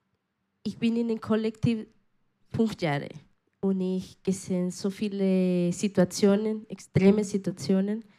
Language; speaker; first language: German; non-native, learner; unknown